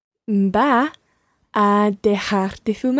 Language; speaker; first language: Spanish; non-native, learner; English